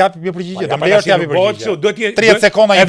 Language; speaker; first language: Albanian; native; Albanian